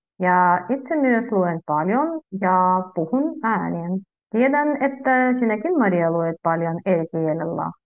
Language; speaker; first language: Finnish; non-native, fluent; Russian